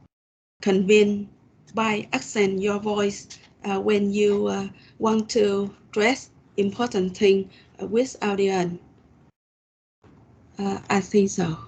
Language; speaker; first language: English; non-native, learner; Vietnamese